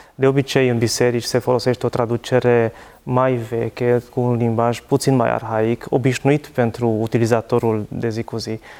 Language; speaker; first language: Romanian; non-native, local second language; Hungarian